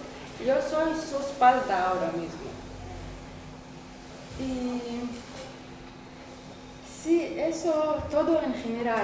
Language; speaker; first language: Spanish; non-native, learner; Arabic